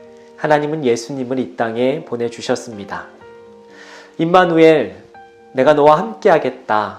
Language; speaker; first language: Korean; native; Korean